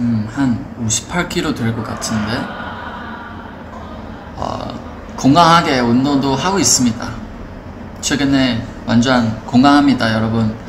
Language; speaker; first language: Korean; non-native, fluent; Chinese